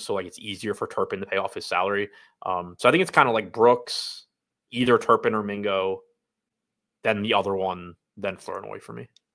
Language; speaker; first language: English; native; English